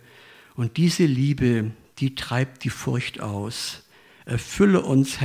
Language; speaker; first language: German; native; German